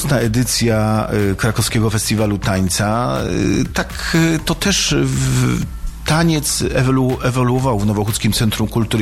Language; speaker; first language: Polish; native; Polish